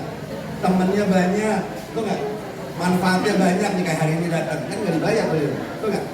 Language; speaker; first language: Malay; non-native, local second language; Sundanese